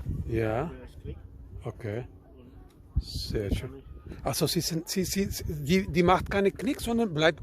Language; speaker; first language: German; non-native, learner; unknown